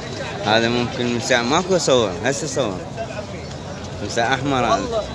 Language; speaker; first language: Arabic; non-native, learner; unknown